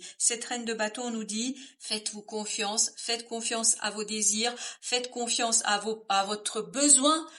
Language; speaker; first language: French; native; French